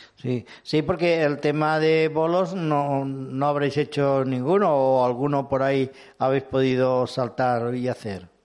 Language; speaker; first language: Spanish; non-native, local second language; Catalan